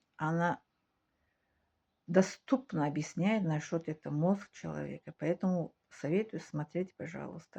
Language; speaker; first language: Russian; non-native, learner; Tajik